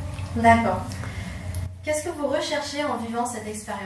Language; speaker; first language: French; native; French